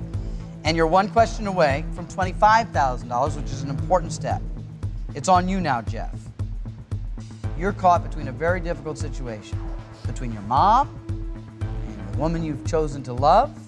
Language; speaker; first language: English; native; English